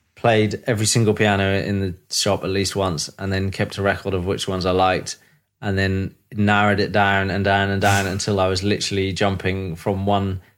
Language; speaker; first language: English; native; English